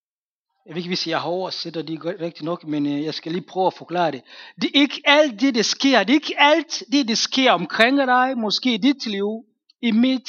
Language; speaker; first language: Swedish; non-native, learner; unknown